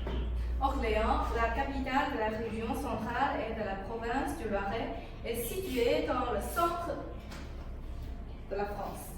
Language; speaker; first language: French; non-native, fluent; Chinese